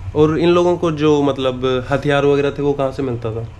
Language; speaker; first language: Hindi; native; Hindi